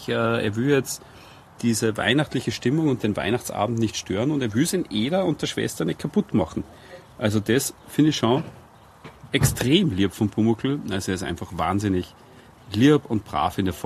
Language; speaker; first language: German; native; German